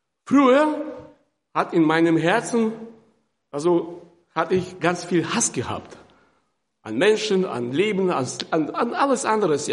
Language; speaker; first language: German; non-native, fluent; Russian